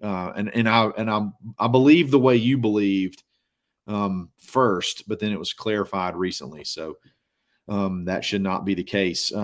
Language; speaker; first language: English; native; English